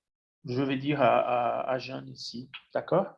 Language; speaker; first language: French; non-native, fluent; Portuguese